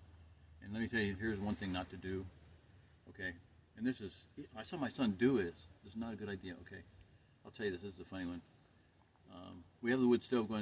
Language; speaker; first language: English; native; English